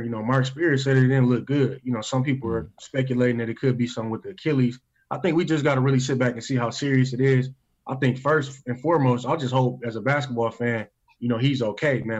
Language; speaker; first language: English; native; English